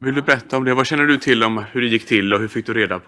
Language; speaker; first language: Swedish; native; Swedish